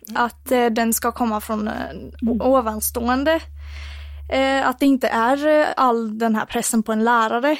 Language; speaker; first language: Swedish; early bilingual, other home language; Romanian